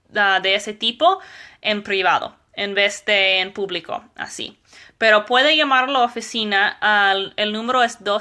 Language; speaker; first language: Spanish; non-native, fluent; English